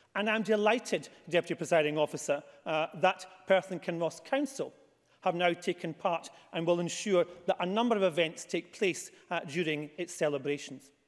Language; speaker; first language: English; native; English